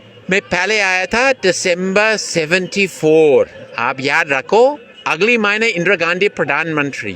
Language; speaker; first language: Hindi; non-native, fluent; English